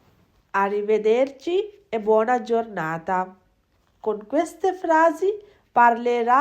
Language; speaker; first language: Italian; non-native, fluent; Urdu